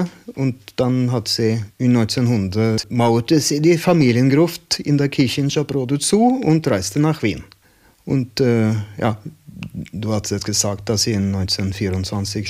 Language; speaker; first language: German; non-native, learner; Norwegian